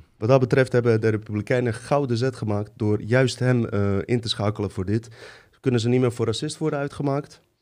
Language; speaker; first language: Dutch; early bilingual, other home language; Bosnian